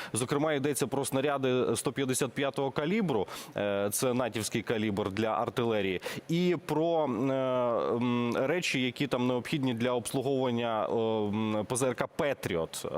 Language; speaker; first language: Ukrainian; native; Ukrainian